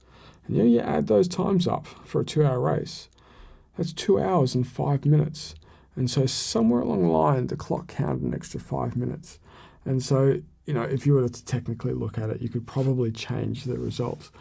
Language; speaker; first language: English; native; English